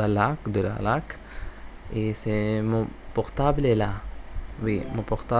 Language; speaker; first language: French; non-native, learner; English